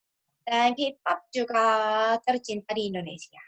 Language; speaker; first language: Indonesian; non-native, learner; Korean